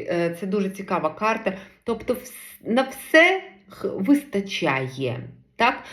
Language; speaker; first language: Ukrainian; non-native, local second language; Russian